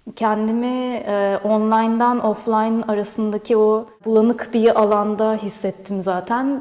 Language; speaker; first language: Turkish; native; Turkish